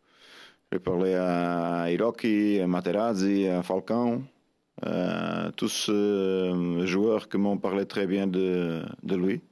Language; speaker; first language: French; non-native, fluent; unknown